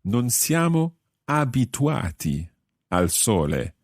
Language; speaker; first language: Italian; non-native, fluent; English